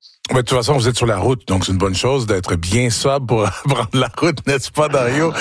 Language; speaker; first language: French; native; French